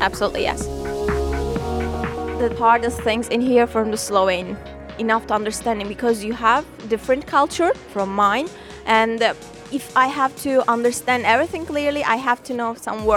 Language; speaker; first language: English; non-native, learner; Turkish